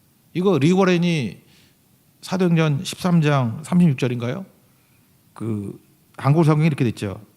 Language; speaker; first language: Korean; native; Korean